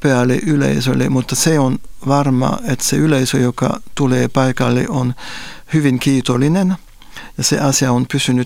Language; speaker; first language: Finnish; non-native, fluent; French